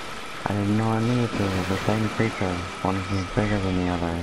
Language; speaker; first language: English; native; English